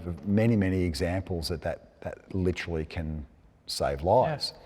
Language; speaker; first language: English; native; English